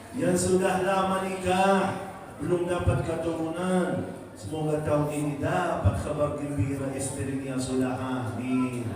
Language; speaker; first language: Malay; non-native, fluent; Arabic